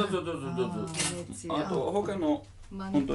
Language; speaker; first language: Japanese; non-native, learner; Italian